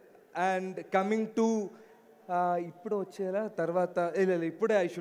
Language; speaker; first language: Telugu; non-native, learner; Malayalam